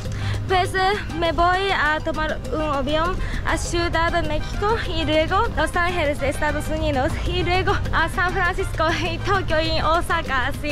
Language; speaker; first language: Spanish; non-native, learner; Japanese